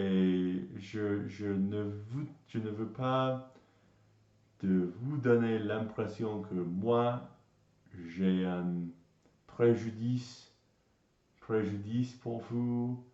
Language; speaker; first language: French; non-native, learner; English